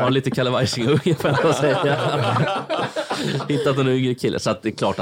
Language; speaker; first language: Swedish; native; Swedish